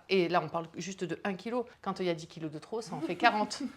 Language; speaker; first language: French; native; French